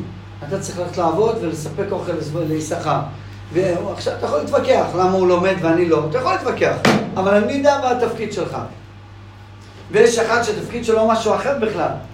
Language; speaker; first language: Hebrew; non-native, fluent; English